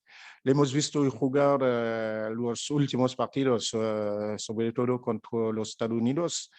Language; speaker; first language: Spanish; non-native, fluent; French